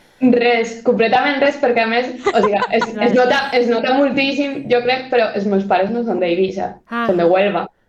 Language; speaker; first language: Catalan; non-native, local second language; Spanish